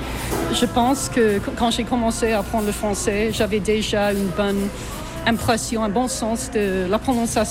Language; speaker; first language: French; non-native, fluent; English